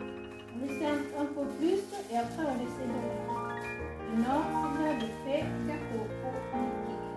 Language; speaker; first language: French; non-native, learner; Hmong